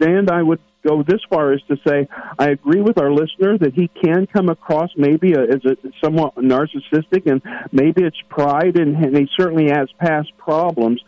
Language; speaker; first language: English; native; English